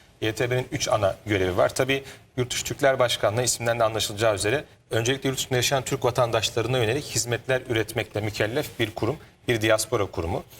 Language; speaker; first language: Turkish; native; Turkish